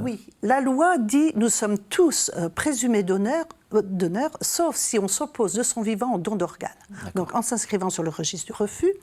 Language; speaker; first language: French; native; French